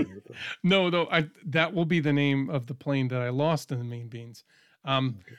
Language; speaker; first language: English; native; English